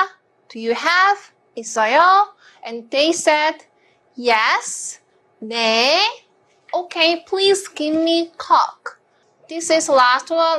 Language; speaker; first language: English; non-native, fluent; Korean